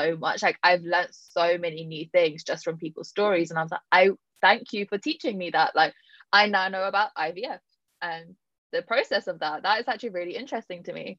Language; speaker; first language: English; native; English